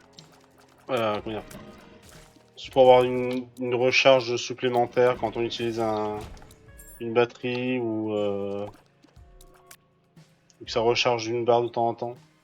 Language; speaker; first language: French; native; French